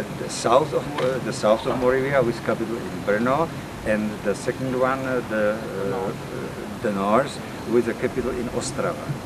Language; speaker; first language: English; non-native, fluent; Czech